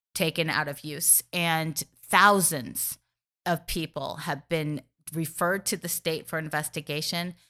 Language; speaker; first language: English; native; English